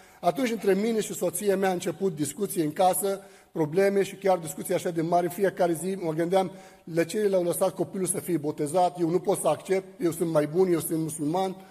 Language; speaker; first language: Romanian; non-native, fluent; Arabic